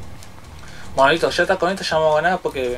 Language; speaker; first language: Spanish; native; Spanish